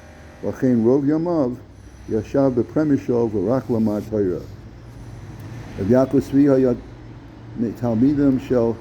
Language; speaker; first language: Hebrew; non-native, fluent; English